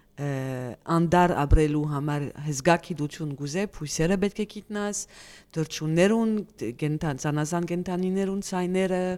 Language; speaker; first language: Armenian; early bilingual, heritage; Armenian